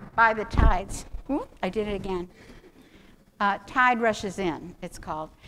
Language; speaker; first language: English; native; English